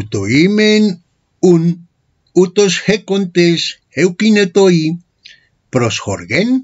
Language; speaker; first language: Greek; non-native, fluent; Spanish